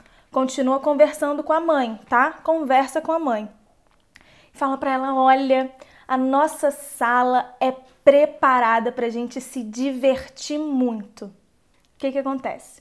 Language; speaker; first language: Portuguese; native; Portuguese